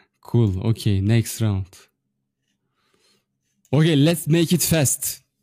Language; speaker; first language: English; non-native, fluent; Turkish